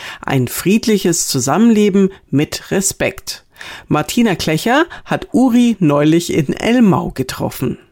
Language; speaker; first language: German; native; German